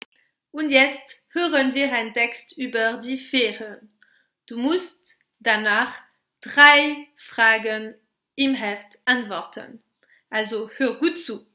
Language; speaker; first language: German; non-native, local second language; French